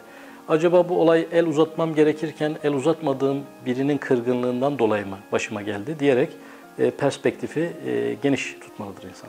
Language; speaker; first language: Turkish; native; Turkish